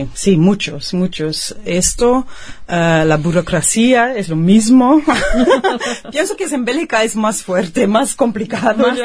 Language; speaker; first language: Spanish; non-native, fluent; Dutch